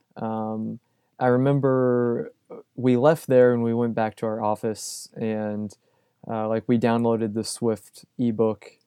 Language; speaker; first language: English; native; English